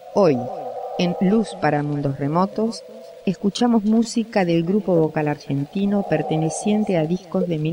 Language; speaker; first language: Spanish; native; Spanish